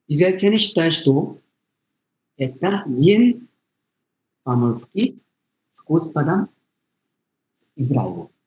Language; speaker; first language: Russian; non-native, learner; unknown